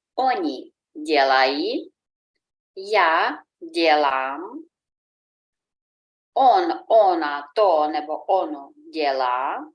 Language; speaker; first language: Czech; non-native, fluent; Ukrainian